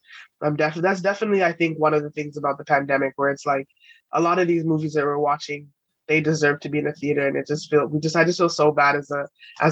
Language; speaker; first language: English; native; English